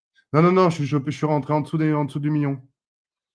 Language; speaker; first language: French; native; French